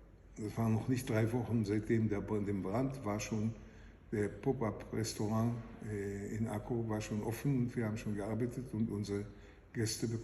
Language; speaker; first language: German; non-native, fluent; Hebrew